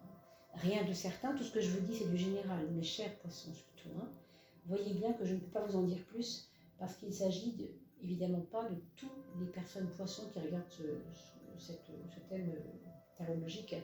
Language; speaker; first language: French; native; French